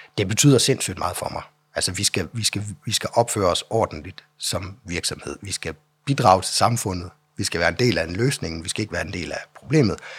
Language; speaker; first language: Danish; native; Danish